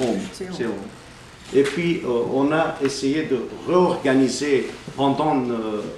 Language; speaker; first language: French; non-native, fluent; Armenian